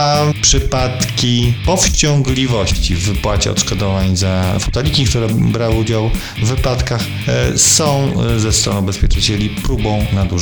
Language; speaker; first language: Polish; native; Polish